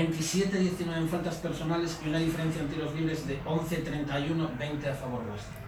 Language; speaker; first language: Spanish; native; Spanish